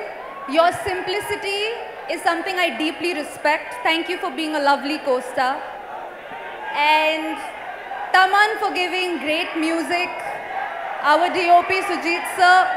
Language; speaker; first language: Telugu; non-native, learner; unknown